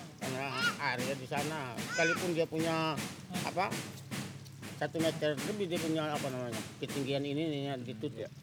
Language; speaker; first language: Indonesian; non-native, local second language; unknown